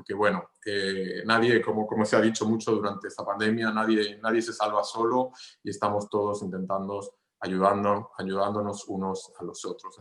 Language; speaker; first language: Spanish; non-native, fluent; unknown